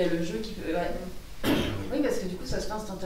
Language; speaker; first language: French; native; French